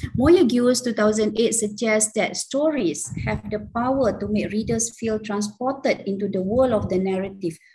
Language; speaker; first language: English; non-native, local second language; Malay